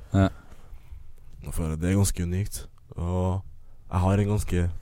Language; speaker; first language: Norwegian; early bilingual, other home language; Akan